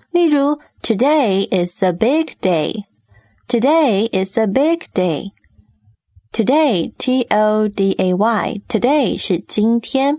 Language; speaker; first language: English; non-native, fluent; Chinese